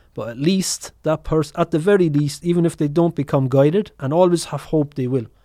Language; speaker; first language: English; native; English